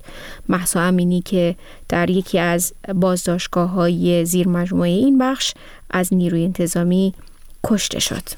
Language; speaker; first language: Persian; native; Persian